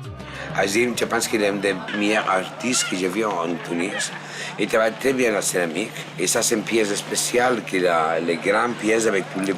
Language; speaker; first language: French; non-native, fluent; Spanish